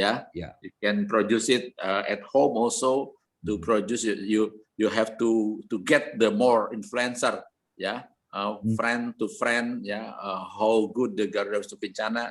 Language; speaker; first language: English; non-native, learner; Indonesian